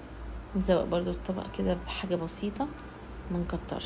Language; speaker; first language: Arabic; native; Arabic